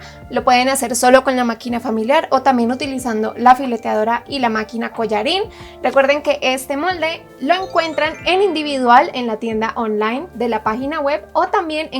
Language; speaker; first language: Spanish; native; Spanish